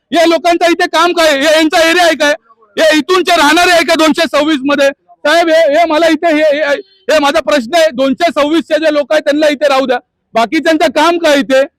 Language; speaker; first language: Marathi; non-native, local second language; Lambadi